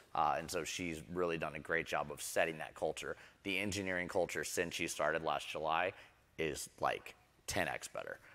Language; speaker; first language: English; native; English